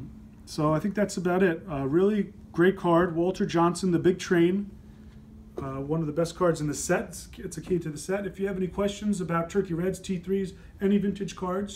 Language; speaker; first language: English; native; English